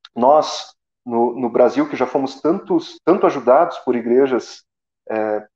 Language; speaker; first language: Portuguese; native; Portuguese